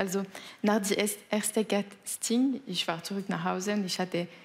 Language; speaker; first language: German; non-native, local second language; French